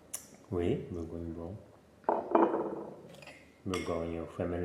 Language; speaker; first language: French; non-native, learner; Japanese